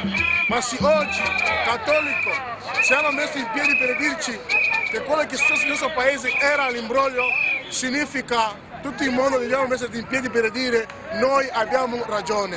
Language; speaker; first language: Italian; non-native, learner; Lingala